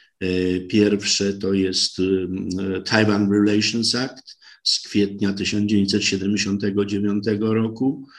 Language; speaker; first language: Polish; native; Polish